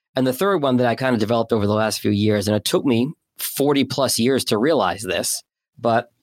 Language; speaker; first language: English; native; English